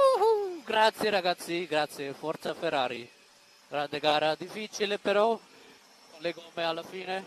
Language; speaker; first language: Italian; non-native, learner; German